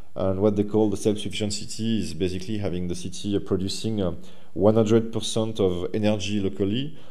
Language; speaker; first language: English; non-native, fluent; French